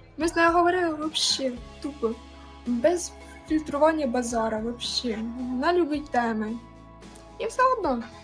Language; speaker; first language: Ukrainian; non-native, local second language; Russian